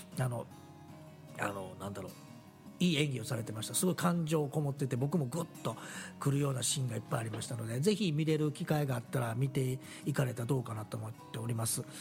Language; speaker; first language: Japanese; native; Japanese